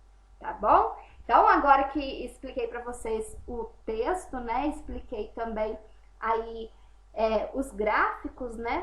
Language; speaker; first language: Portuguese; native; Portuguese